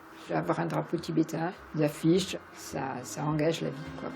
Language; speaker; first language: French; native; French